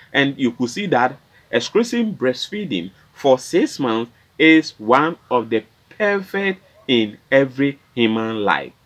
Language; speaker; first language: English; non-native, local second language; Akan